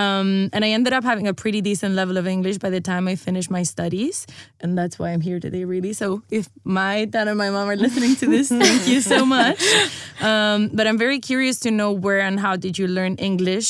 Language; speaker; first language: English; non-native, fluent; Spanish